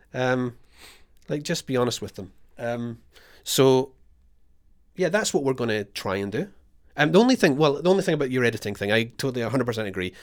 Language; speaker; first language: English; native; English